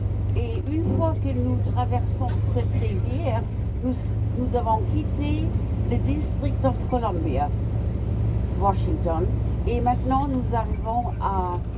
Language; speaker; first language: French; non-native, fluent; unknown